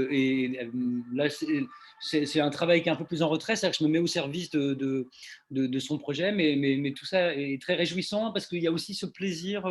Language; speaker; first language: French; native; French